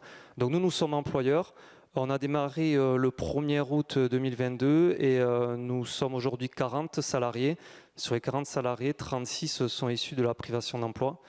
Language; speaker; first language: French; native; French